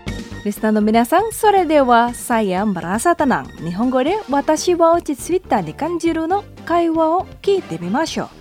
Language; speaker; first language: Japanese; non-native, fluent; Indonesian